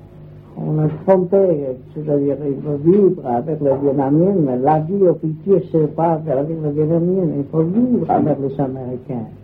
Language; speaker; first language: French; non-native, learner; Vietnamese